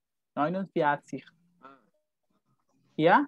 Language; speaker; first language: German; non-native, fluent; Spanish